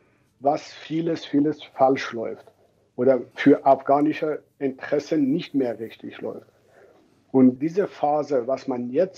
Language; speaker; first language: German; non-native, fluent; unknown